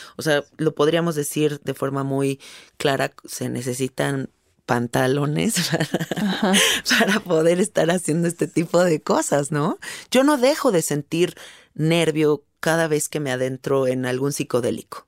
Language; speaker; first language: Spanish; native; Spanish